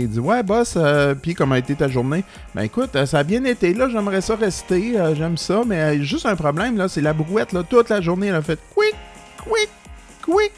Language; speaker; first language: French; native; French